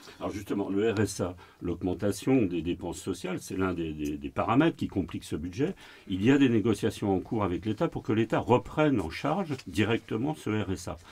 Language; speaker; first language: French; native; French